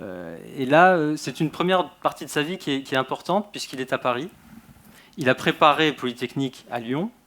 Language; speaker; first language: French; native; French